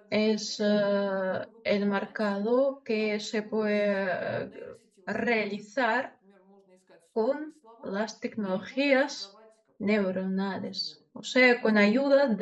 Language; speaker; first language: Spanish; non-native, fluent; Russian